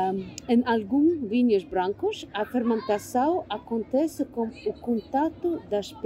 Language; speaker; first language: Portuguese; non-native, learner; English